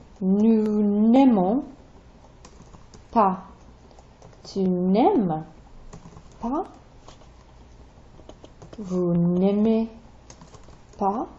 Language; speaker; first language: French; non-native, fluent; English